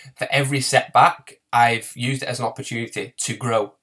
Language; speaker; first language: English; native; English